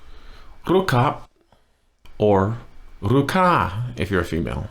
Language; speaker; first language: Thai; non-native, fluent; English